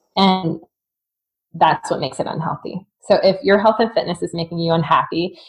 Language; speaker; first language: English; native; English